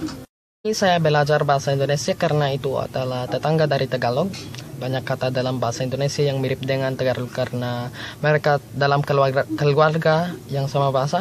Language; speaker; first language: Indonesian; non-native, learner; Filipino